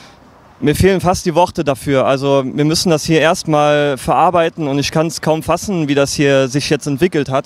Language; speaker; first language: German; native; German